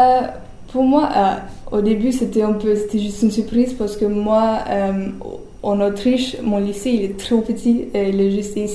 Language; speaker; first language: French; non-native, learner; German